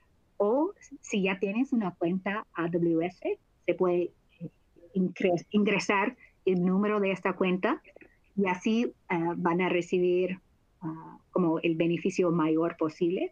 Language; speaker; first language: Spanish; non-native, fluent; English